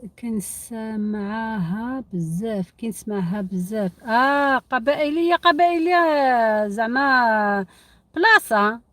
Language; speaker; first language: Arabic; non-native, local second language; Kabyle